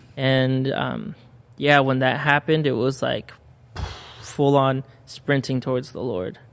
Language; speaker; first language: English; early bilingual, other home language; Spanish